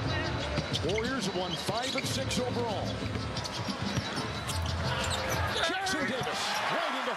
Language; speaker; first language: English; native; English